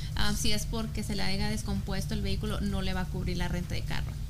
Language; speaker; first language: Spanish; early bilingual, heritage; Spanish